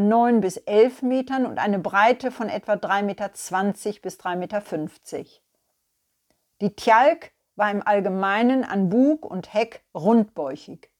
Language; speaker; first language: German; native; German